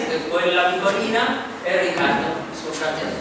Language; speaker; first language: Italian; non-native, fluent; Spanish